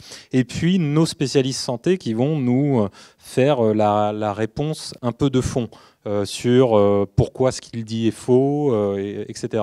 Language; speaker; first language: French; native; French